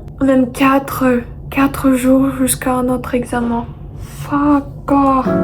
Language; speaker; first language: French; non-native, fluent; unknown